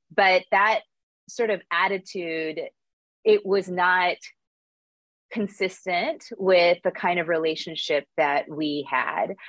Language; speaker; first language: English; early bilingual, other home language; Korean